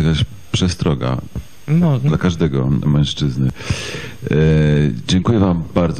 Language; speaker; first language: Polish; native; Polish